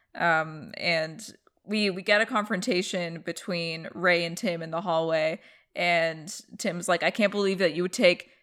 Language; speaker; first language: English; native; English